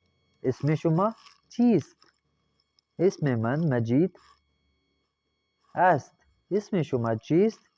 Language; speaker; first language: Persian; non-native, fluent; Urdu